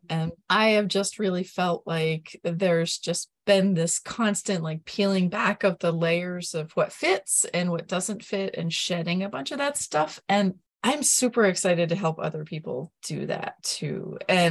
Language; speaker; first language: English; native; English